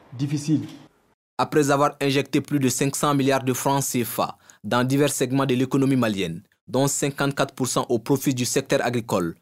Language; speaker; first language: French; non-native, local second language; Bambara